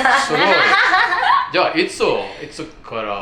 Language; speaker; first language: Japanese; non-native, learner; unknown